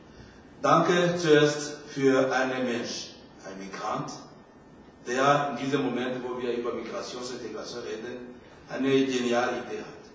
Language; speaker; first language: German; non-native, fluent; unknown